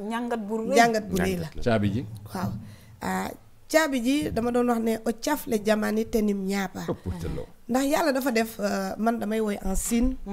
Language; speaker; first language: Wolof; non-native, local second language; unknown